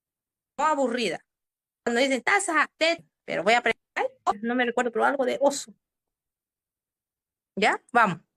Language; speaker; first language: Spanish; native; Spanish